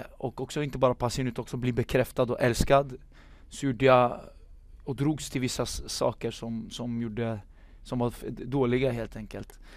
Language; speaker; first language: Swedish; native; Swedish